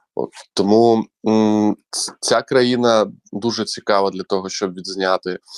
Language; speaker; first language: Ukrainian; non-native, local second language; Crimean Tatar